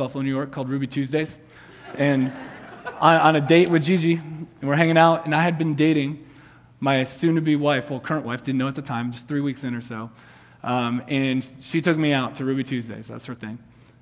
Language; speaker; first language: English; native; English